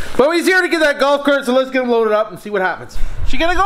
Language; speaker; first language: English; native; English